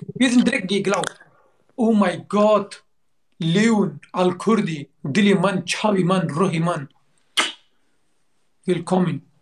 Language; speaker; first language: German; non-native, learner; Turkish